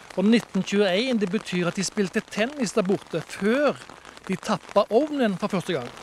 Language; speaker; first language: Norwegian; native; Norwegian